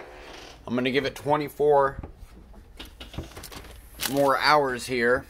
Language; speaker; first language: English; native; English